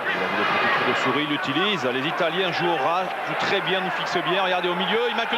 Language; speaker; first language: French; native; French